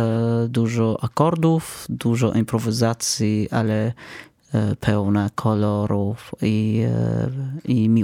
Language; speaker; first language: Polish; non-native, fluent; Arabic